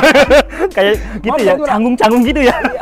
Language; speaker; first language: Indonesian; native; Indonesian